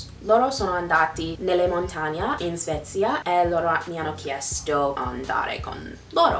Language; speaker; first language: Italian; non-native, fluent; English